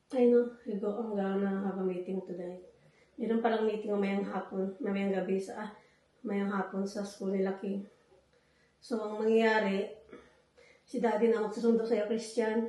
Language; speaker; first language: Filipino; non-native, local second language; Hiligaynon